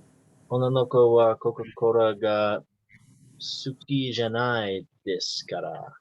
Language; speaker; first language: Japanese; non-native, learner; English